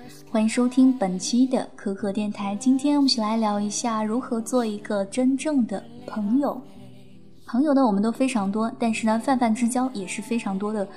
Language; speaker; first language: Chinese; native; Chinese